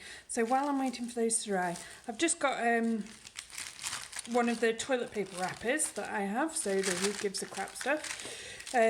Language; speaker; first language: English; native; English